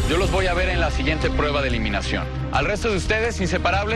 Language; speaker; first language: Spanish; native; Spanish